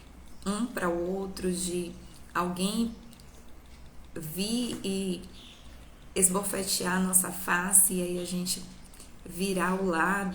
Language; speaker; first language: Portuguese; native; Portuguese